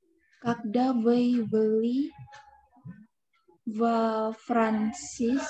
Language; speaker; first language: Russian; non-native, learner; Indonesian